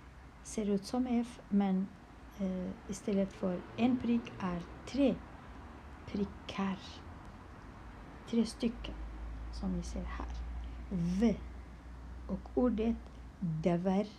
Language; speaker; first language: Swedish; non-native, local second language; Kurdish